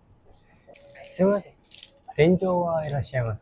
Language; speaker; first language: Japanese; non-native, learner; Sinhala